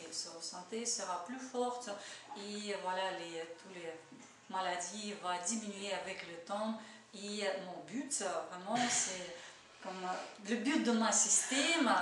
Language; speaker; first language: French; non-native, learner; Russian